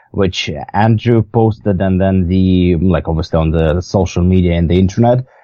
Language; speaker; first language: English; non-native, fluent; Russian